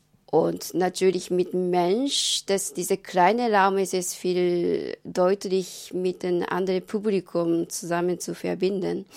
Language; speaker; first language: German; non-native, learner; Japanese